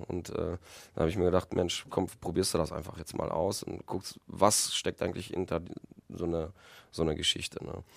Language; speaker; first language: German; early bilingual, other home language; Polish